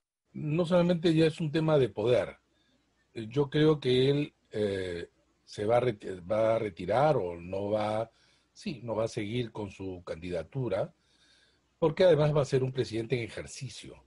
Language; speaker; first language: Spanish; native; Spanish